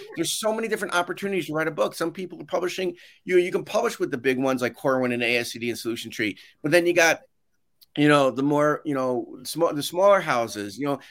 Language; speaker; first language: English; native; English